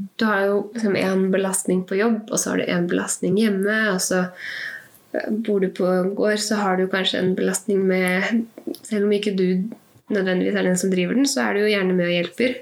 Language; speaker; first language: Norwegian; native; Norwegian